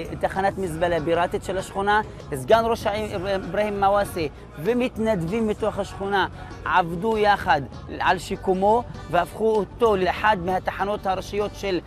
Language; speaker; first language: Hebrew; non-native, local second language; Arabic